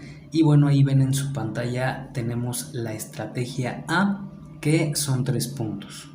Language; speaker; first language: Spanish; native; Spanish